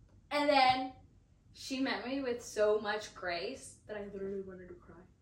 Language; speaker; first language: English; non-native, fluent; Spanish